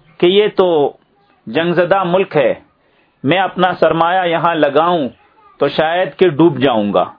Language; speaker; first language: Urdu; native; Urdu